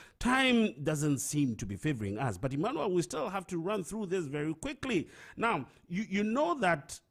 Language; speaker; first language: English; non-native, local second language; Akan